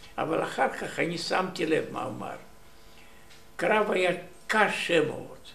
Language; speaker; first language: Hebrew; non-native, learner; Romanian